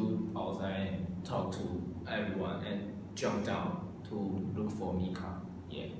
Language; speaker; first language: English; non-native, learner; Chinese